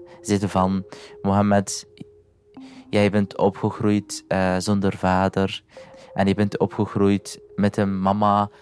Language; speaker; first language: Dutch; non-native, fluent; Arabic